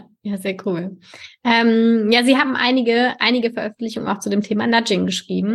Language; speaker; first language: German; native; German